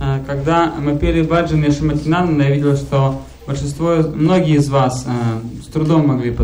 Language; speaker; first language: Russian; native; Russian